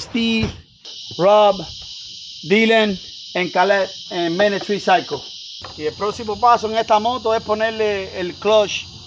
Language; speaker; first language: Spanish; native; Spanish